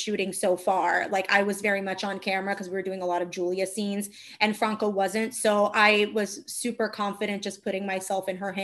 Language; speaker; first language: English; non-native, fluent; Italian